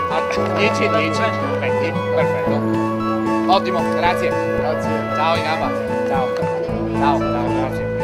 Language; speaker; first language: Italian; native; Italian